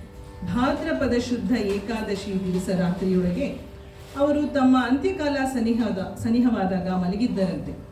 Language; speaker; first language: Kannada; native; Kannada